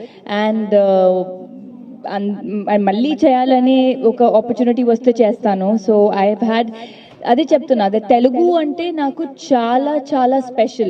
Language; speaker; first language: Telugu; non-native, fluent; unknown